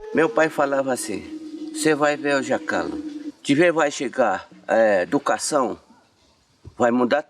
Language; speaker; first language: Portuguese; non-native, local second language; Kayapó